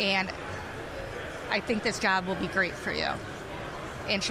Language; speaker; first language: English; native; English